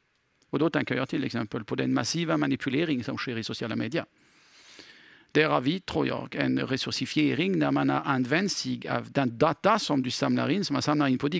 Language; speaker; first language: Swedish; non-native, fluent; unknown